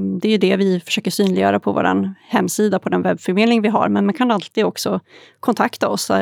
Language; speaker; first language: Swedish; native; Swedish